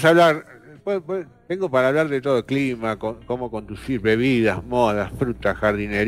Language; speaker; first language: Spanish; native; Spanish